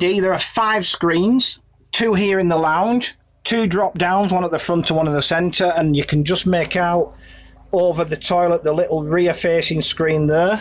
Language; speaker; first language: English; native; English